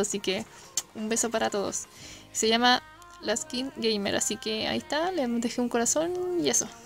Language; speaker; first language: Spanish; native; Spanish